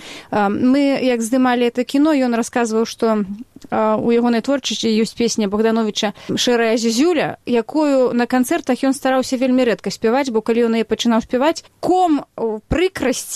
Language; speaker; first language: Belarusian; native; Belarusian